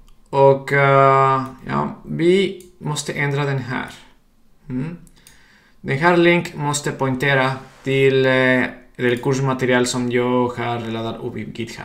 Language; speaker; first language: Swedish; non-native, fluent; Spanish